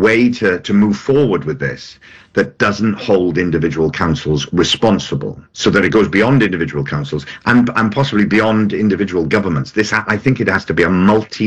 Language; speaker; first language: English; native; English